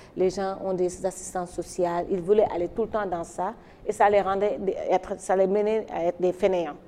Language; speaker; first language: French; non-native, local second language; Wolof